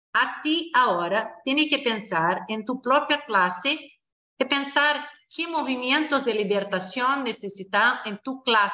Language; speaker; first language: Spanish; non-native, fluent; Portuguese